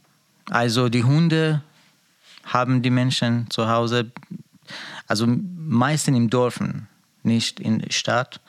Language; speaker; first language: German; non-native, learner; Persian